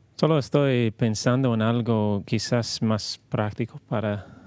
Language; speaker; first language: Spanish; non-native, learner; English